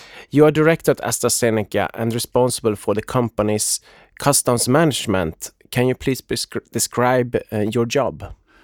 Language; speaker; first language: English; non-native, fluent; Swedish